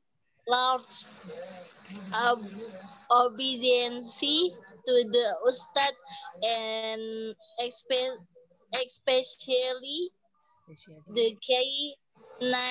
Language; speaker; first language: English; non-native, learner; Indonesian